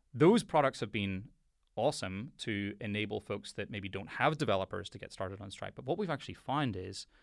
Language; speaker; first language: English; native; English